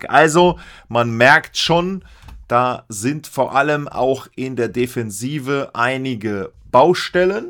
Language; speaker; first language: German; native; German